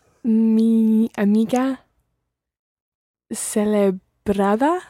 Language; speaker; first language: Spanish; non-native, learner; English